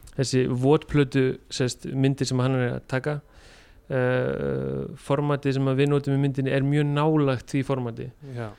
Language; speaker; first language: Icelandic; native; Icelandic